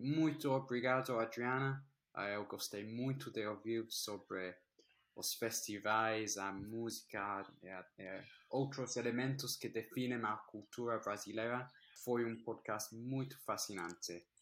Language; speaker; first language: Portuguese; non-native, learner; English